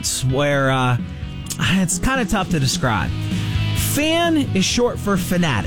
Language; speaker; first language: English; native; English